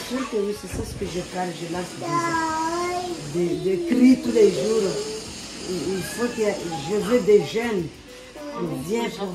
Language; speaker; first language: French; non-native, local second language; Comorian